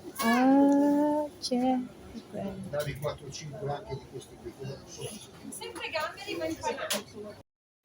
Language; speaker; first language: Italian; non-native, fluent; Filipino